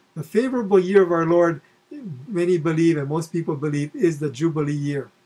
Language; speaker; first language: English; native; English